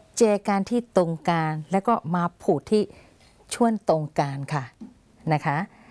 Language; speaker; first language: Thai; non-native, fluent; Burmese